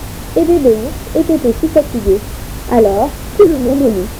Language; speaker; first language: French; native; French